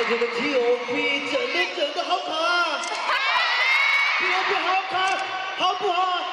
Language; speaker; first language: Chinese; non-native, learner; Korean